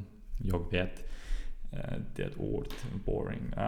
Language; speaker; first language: Swedish; non-native, learner; German